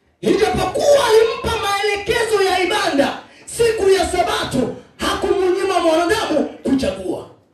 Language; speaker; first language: Swahili; non-native, local second language; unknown